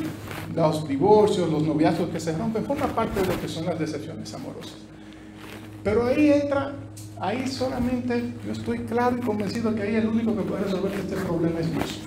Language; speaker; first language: Spanish; native; Spanish